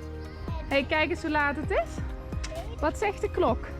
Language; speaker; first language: Dutch; native; Dutch